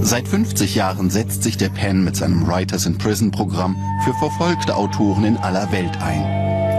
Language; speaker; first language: German; native; German